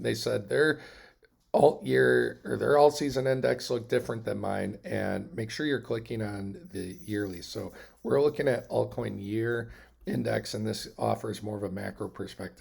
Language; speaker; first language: English; native; English